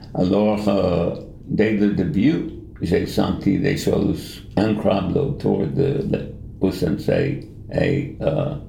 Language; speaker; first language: French; non-native, fluent; English